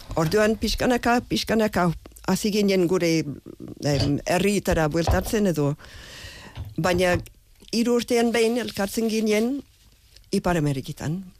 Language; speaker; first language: Basque; early bilingual, other home language; English